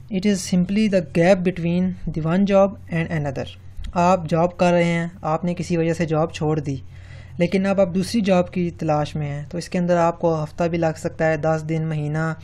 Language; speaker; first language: Urdu; non-native, local second language; Punjabi